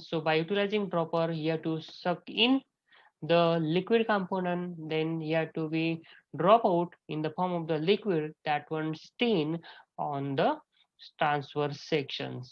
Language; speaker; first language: English; non-native, local second language; Marathi